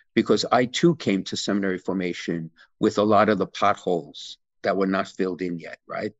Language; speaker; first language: English; native; English